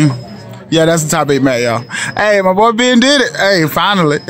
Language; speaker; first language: English; native; English